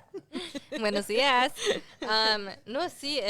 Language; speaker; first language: Spanish; early bilingual, heritage; Spanish